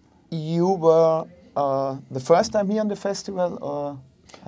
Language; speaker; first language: English; non-native, learner; German